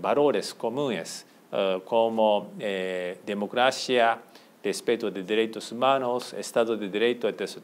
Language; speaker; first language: Portuguese; non-native, fluent; Japanese